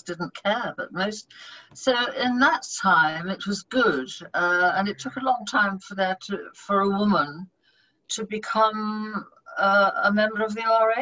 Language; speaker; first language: English; native; English